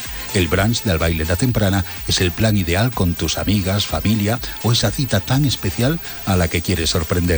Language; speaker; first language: Spanish; native; Spanish